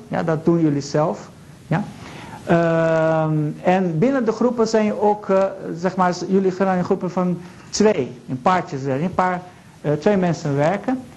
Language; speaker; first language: Dutch; non-native, fluent; Portuguese